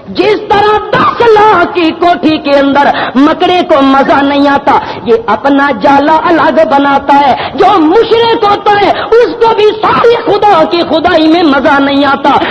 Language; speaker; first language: Urdu; non-native, local second language; Punjabi